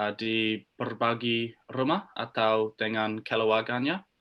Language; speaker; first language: Indonesian; non-native, learner; English